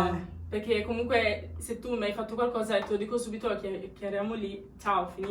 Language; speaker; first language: Italian; early bilingual, other home language; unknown